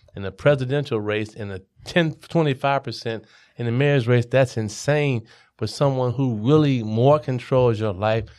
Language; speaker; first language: English; native; English